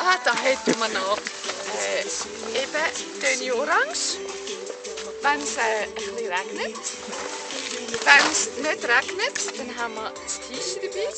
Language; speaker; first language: German; native; German